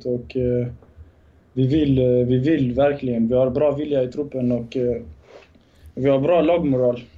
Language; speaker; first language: Swedish; early bilingual, other home language; Bosnian